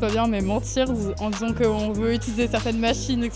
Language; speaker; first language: French; native; French